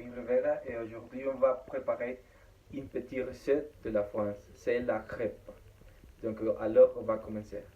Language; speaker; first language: French; non-native, learner; Spanish